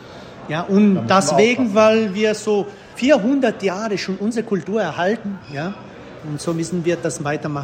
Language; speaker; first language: German; early bilingual, heritage; German